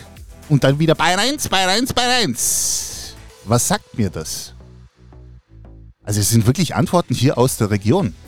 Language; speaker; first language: German; native; German